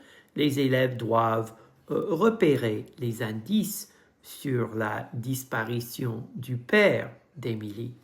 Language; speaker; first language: French; non-native, fluent; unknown